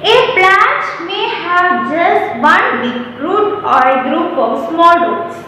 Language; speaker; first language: English; non-native, local second language; Malayalam